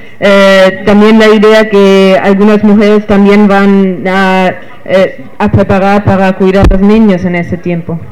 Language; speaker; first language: Spanish; non-native, fluent; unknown